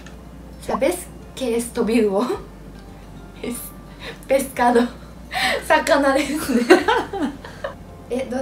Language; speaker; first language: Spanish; non-native, learner; Japanese